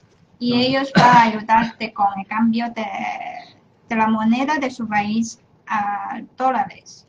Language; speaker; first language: Spanish; non-native, fluent; Chinese